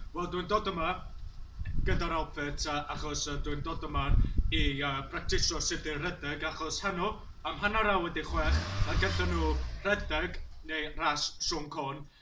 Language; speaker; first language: Welsh; non-native, learner; English